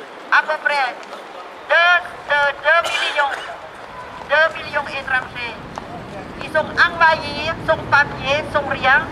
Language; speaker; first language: French; non-native, fluent; Lao